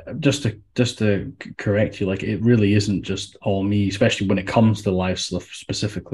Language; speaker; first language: English; native; English